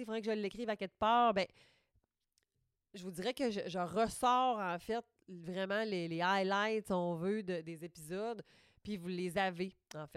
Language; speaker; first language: French; native; French